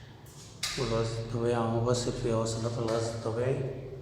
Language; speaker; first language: Arabic; native; Arabic